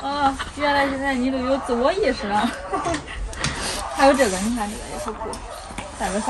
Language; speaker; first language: Chinese; native; Chinese